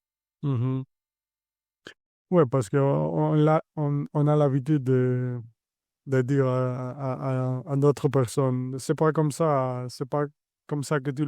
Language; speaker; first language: French; non-native, fluent; Spanish